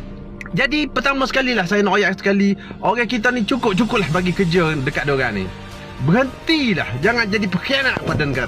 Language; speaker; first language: Malay; native; Malay